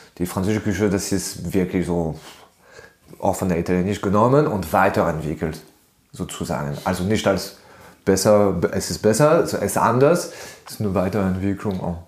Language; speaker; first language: German; non-native, fluent; French